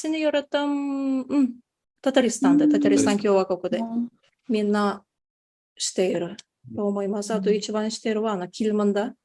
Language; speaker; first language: Japanese; non-native, fluent; Tatar